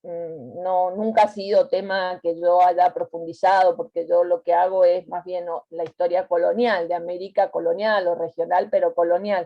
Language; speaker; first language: Spanish; native; Spanish